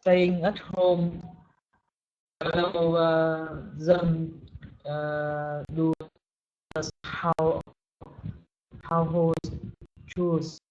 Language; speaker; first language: English; non-native, learner; Vietnamese